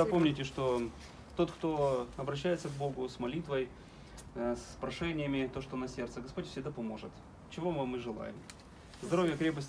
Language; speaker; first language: Russian; native; Russian